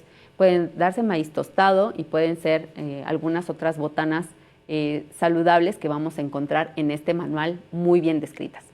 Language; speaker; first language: Spanish; native; Spanish